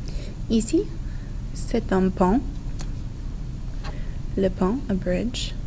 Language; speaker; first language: French; non-native, fluent; English